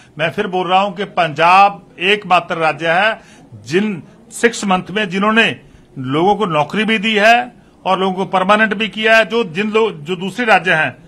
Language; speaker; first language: Hindi; non-native, local second language; Punjabi